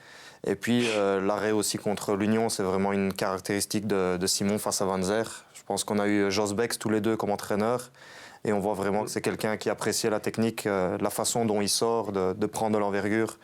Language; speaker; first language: French; native; French